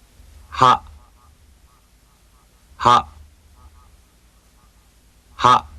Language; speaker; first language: Japanese; native; Japanese